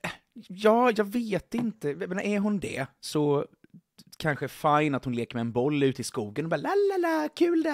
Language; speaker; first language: Swedish; native; Swedish